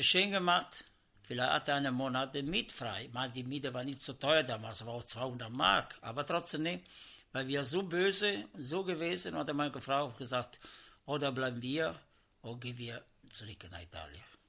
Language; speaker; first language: German; non-native, learner; Italian